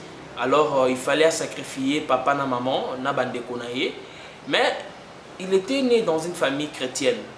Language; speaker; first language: French; non-native, local second language; Lingala